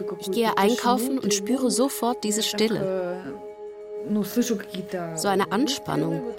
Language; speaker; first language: German; non-native, fluent; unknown